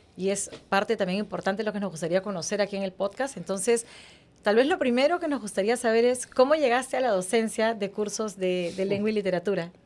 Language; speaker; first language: Spanish; native; Spanish